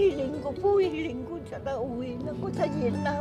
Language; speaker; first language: Filipino; non-native, learner; Vietnamese